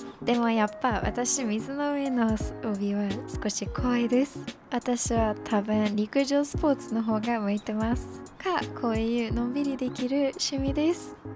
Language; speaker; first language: Japanese; non-native, fluent; English